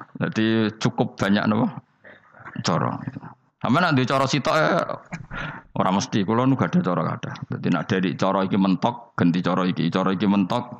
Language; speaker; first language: Indonesian; non-native, local second language; Javanese